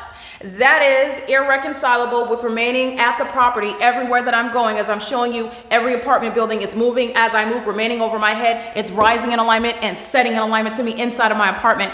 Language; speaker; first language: English; native; English